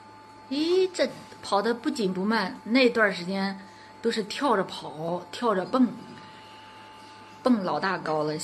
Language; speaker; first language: Chinese; native; Chinese